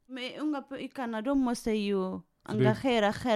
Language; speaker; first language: Swedish; non-native, fluent; Tigrinya